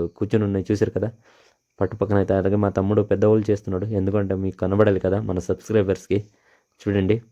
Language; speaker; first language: Telugu; non-native, local second language; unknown